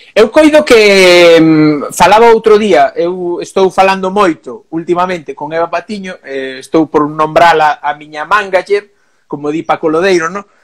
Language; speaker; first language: Galician; non-native, local second language; Spanish